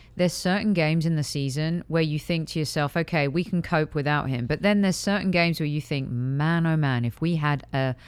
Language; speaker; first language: English; native; English